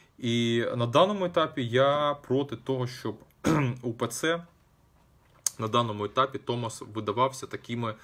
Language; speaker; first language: Ukrainian; non-native, local second language; Russian